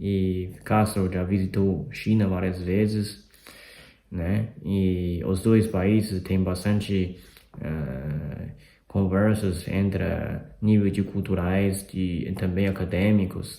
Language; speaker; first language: Portuguese; non-native, fluent; Chinese